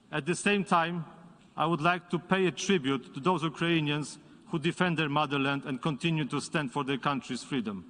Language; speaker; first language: English; non-native, fluent; Polish